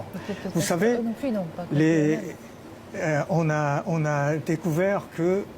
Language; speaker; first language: French; non-native, fluent; Chinese